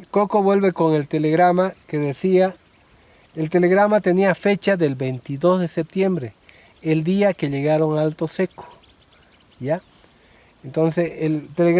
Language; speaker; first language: Spanish; native; Spanish